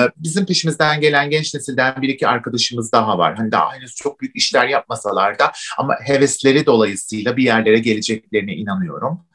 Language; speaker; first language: Turkish; native; Turkish